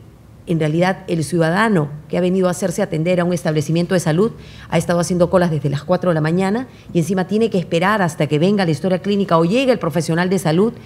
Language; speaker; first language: Spanish; native; Spanish